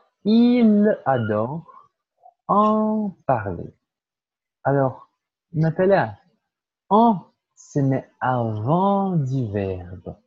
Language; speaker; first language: French; non-native, fluent; Portuguese